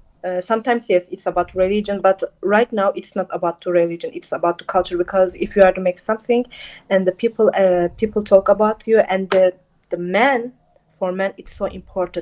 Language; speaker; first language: English; non-native, local second language; Turkish